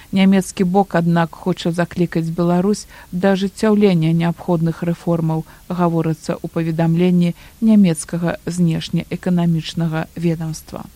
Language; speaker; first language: Belarusian; native; Belarusian